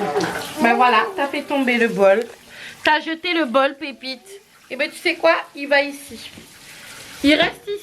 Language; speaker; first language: French; native; French